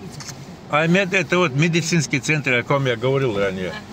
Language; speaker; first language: Russian; non-native, local second language; Chechen